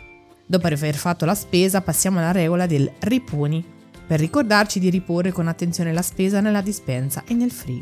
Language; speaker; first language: Italian; native; Italian